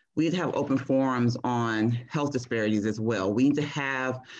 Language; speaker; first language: English; native; English